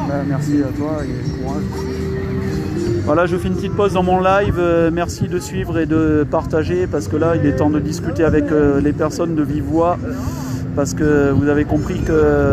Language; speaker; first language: French; native; French